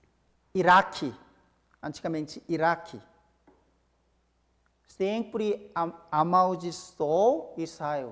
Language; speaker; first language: Portuguese; non-native, fluent; Korean